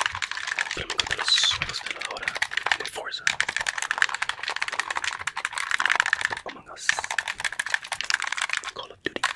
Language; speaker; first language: Spanish; non-native, fluent; English